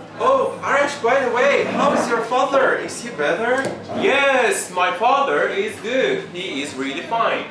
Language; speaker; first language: English; non-native, fluent; Turkish